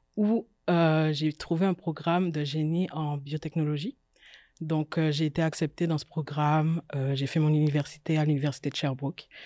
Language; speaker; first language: French; native; French